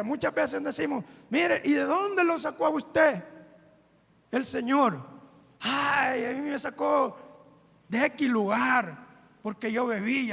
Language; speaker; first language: Spanish; native; Spanish